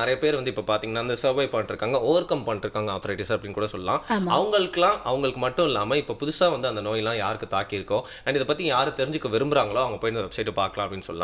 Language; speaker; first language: Tamil; native; Tamil